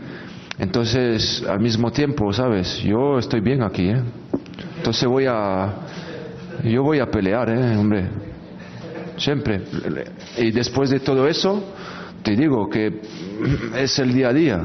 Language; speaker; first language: Spanish; non-native, fluent; French